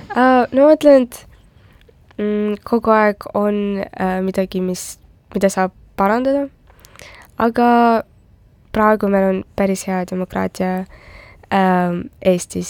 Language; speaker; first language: Estonian; non-native, local second language; Russian